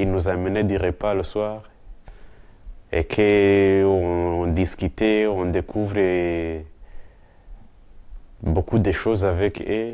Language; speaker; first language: French; non-native, local second language; Kinyarwanda